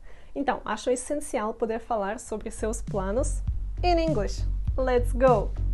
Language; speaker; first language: Portuguese; non-native, fluent; Russian